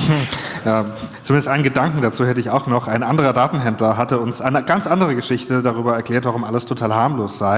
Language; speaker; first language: German; native; German